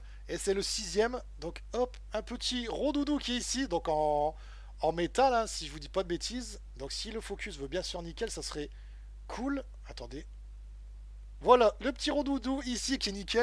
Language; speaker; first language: French; native; French